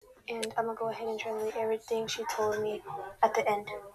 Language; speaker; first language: English; early bilingual, other home language; Spanish